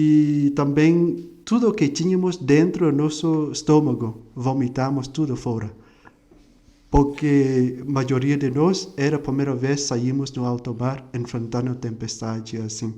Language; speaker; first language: Portuguese; non-native, fluent; Vietnamese